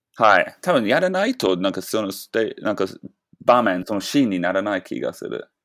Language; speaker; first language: Japanese; non-native, fluent; English